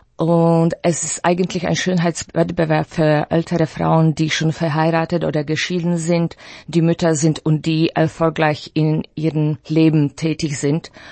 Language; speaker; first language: German; non-native, fluent; Slovak